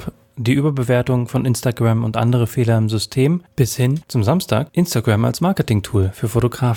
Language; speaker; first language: German; native; German